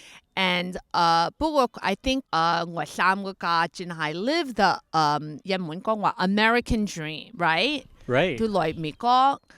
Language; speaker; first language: Cantonese; early bilingual, heritage; Cantonese